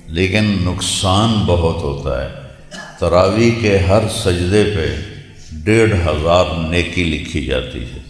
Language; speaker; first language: Urdu; non-native, local second language; Punjabi